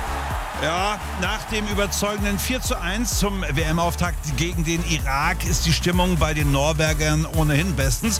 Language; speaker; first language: German; native; German